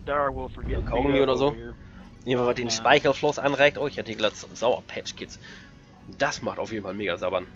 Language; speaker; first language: German; native; German